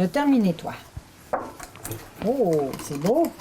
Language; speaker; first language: French; native; French